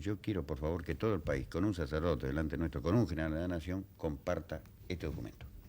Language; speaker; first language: Spanish; native; Spanish